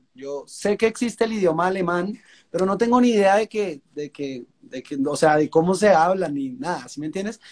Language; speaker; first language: Spanish; native; Spanish